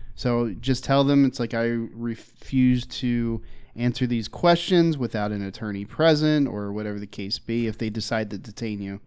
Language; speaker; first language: English; native; English